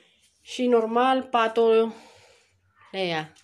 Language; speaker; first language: Romanian; non-native, learner; Filipino